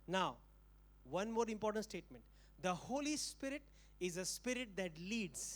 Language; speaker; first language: English; non-native, local second language; Marathi